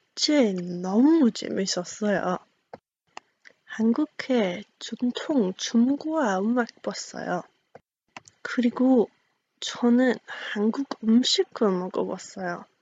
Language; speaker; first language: Korean; non-native, learner; English